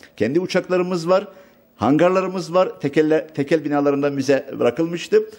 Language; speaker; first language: Turkish; native; Turkish